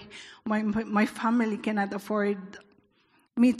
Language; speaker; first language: English; non-native, local second language; Iloko